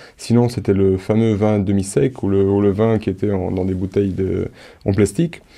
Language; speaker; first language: French; non-native, fluent; Romanian